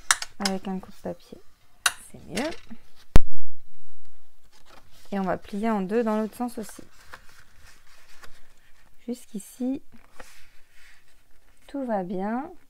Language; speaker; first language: French; native; French